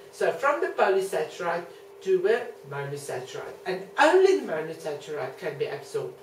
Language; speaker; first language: English; non-native, local second language; Afrikaans